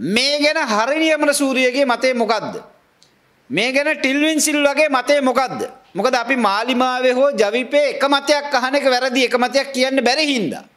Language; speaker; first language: Sinhala; non-native, local second language; Tamil